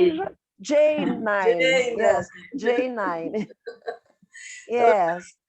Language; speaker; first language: English; non-native, learner; Portuguese